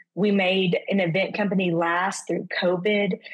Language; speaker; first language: English; native; English